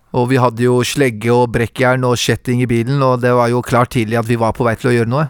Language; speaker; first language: Norwegian; early bilingual, other home language; Kurdish